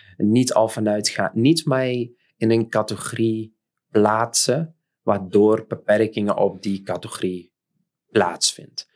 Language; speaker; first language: Dutch; non-native, fluent; Arabic